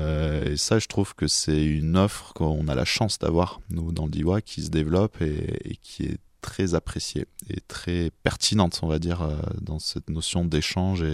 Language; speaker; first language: French; native; French